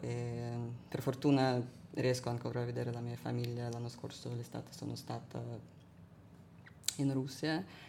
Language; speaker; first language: Italian; non-native, fluent; Russian